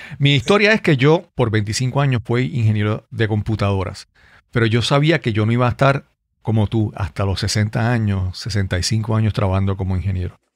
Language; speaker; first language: Spanish; native; Spanish